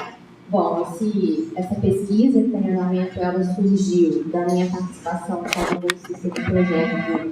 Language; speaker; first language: Portuguese; native; Portuguese